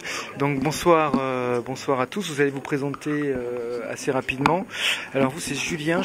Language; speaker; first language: French; native; French